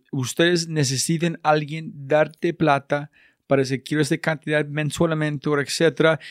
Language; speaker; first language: Spanish; non-native, learner; English